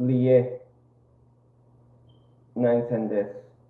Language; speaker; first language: Japanese; non-native, learner; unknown